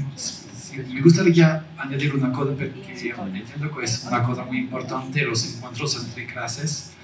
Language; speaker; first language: Spanish; non-native, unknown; French